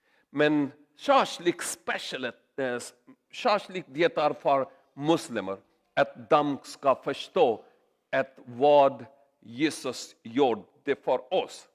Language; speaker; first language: Swedish; non-native, learner; Urdu